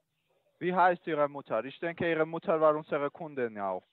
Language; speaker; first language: German; non-native, learner; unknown